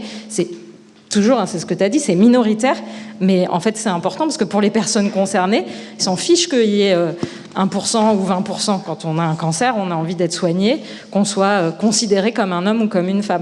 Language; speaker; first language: French; native; French